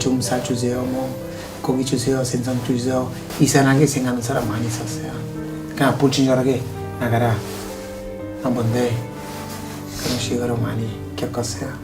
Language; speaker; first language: Korean; non-native, fluent; Italian